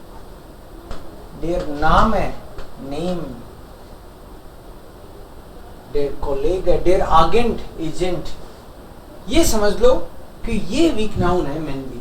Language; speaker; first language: Hindi; native; Hindi